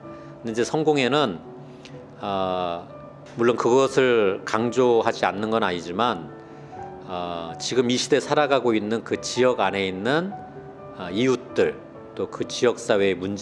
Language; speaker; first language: Korean; native; Korean